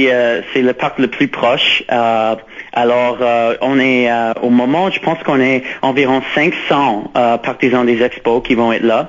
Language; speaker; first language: French; non-native, local second language; English